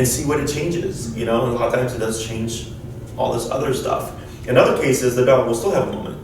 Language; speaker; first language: English; native; English